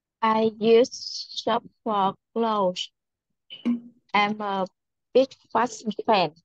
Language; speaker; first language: English; non-native, learner; Vietnamese